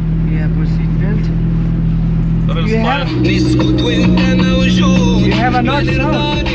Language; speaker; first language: English; non-native, learner; Hindi